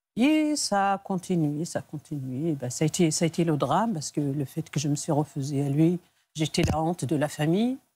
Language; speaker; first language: French; non-native, local second language; Arabic